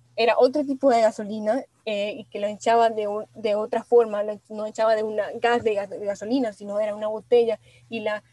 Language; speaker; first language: Spanish; native; Spanish